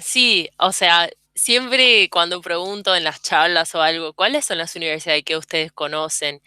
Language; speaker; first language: Spanish; early bilingual, heritage; English